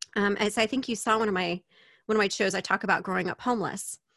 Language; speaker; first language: English; native; English